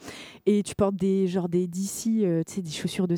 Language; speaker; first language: French; native; French